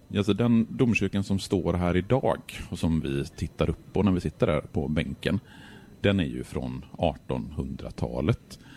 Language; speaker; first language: Swedish; native; Swedish